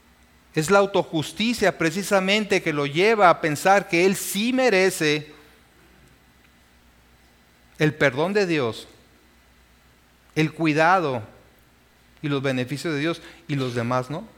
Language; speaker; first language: Spanish; native; Spanish